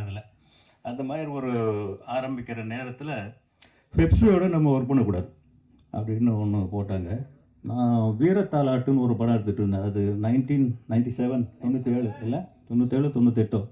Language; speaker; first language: Tamil; native; Tamil